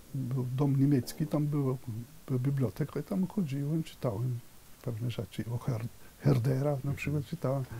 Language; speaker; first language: Polish; non-native, fluent; Italian